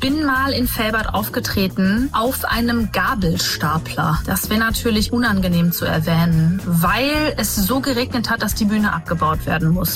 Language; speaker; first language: German; native; German